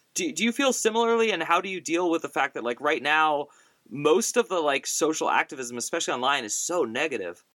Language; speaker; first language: English; native; English